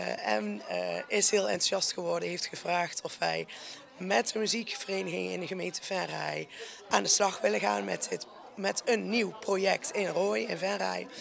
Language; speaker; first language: Dutch; native; Dutch